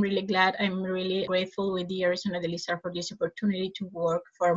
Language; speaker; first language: English; non-native, fluent; Spanish